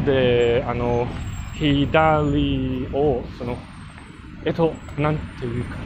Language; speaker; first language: Japanese; non-native, learner; English